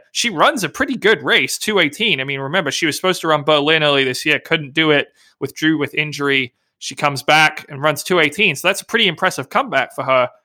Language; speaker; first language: English; native; English